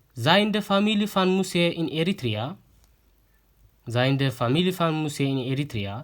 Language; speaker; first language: Dutch; non-native, fluent; Tigrinya